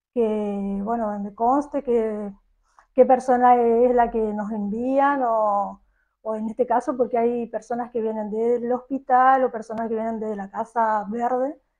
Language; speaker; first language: Spanish; native; Spanish